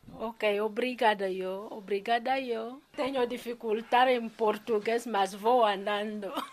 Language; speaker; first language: Portuguese; non-native, fluent; Spanish